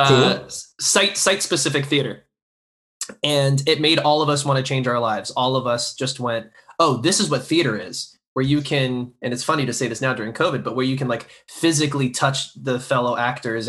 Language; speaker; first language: English; native; English